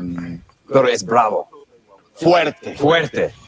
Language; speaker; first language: Spanish; non-native, learner; English